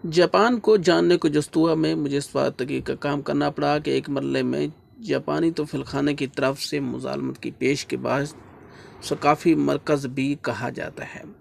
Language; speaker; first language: Urdu; native; Urdu